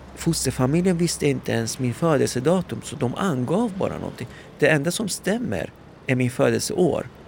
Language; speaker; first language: Swedish; early bilingual, other home language; Persian